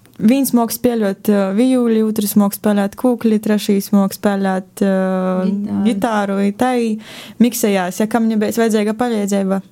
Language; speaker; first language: Latvian; native; Latvian